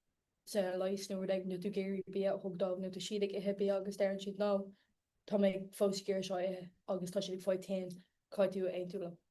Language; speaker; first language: Irish; non-native, learner; Armenian